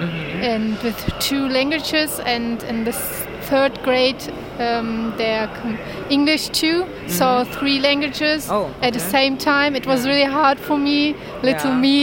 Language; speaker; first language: English; non-native, learner; Turkish